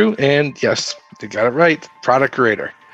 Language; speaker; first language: English; native; English